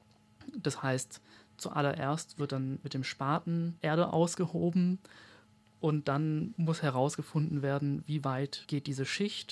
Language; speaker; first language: German; native; German